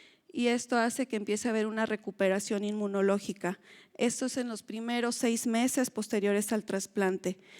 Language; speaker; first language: Spanish; native; Spanish